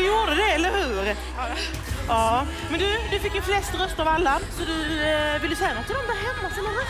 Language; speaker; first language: Swedish; native; Swedish